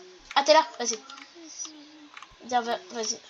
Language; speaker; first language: French; native; French